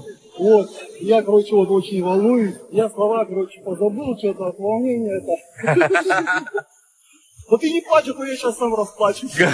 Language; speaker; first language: Russian; native; Russian